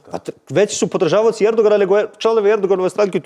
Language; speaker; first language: Bosnian; native; Bosnian